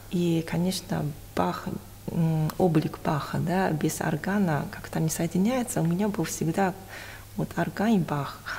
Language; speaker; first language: Russian; non-native, fluent; Japanese